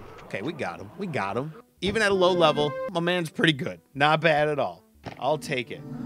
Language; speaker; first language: English; native; English